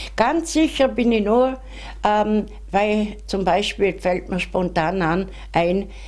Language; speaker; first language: German; native; German